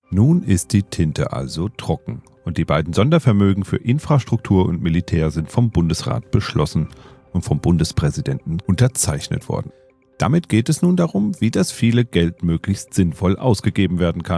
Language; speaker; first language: German; native; German